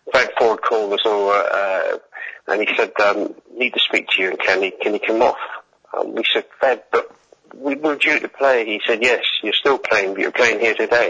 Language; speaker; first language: English; native; English